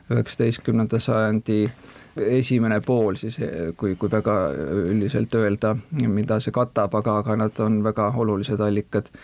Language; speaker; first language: Estonian; native; Estonian